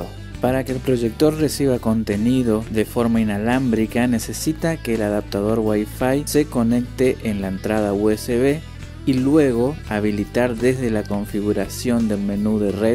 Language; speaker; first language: Spanish; native; Spanish